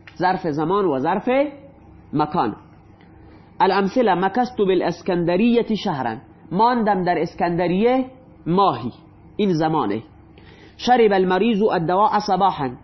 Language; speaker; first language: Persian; non-native, local second language; Baluchi